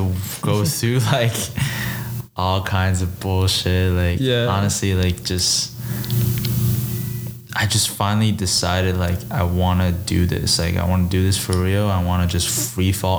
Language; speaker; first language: English; early bilingual, other home language; Chinese